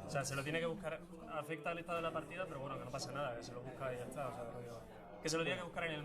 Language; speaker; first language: Spanish; native; Spanish